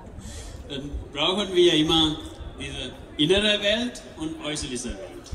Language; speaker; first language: German; non-native, learner; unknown